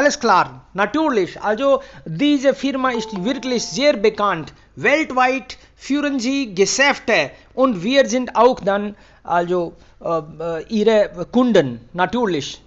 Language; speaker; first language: German; non-native, fluent; Hindi